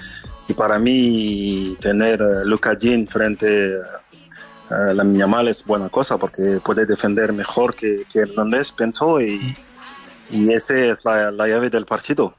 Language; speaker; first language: Spanish; non-native, fluent; French